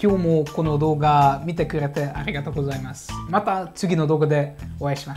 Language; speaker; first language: Japanese; non-native, fluent; Hungarian